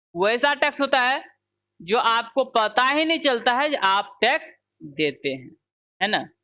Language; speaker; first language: Hindi; native; Hindi